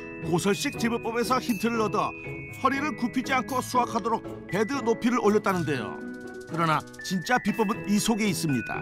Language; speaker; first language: Korean; native; Korean